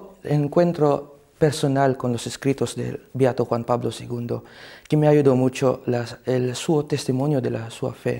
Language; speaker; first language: Spanish; non-native, fluent; Cebuano